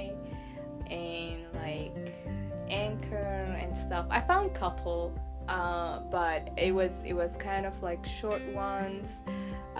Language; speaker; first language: English; non-native, fluent; Tigrinya